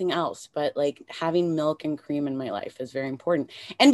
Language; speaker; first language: English; native; English